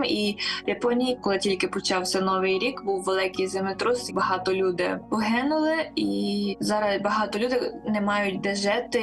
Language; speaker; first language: Ukrainian; early bilingual, heritage; Ukrainian